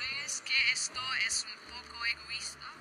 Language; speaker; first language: Spanish; non-native, learner; English